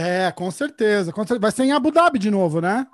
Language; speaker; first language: Portuguese; native; Portuguese